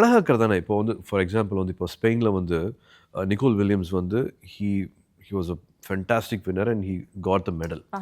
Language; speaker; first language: Tamil; native; Tamil